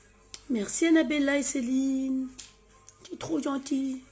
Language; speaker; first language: French; native; French